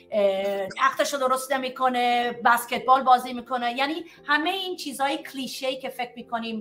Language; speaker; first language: Persian; early bilingual, heritage; Persian